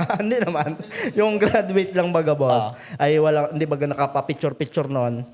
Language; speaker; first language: Filipino; native; Filipino